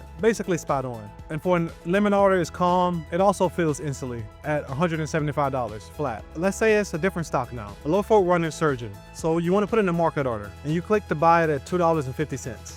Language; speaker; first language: English; native; English